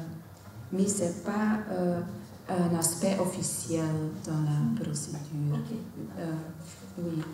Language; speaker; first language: French; non-native, local second language; Dutch